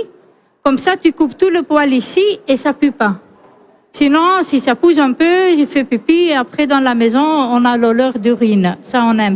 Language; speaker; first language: French; non-native, fluent; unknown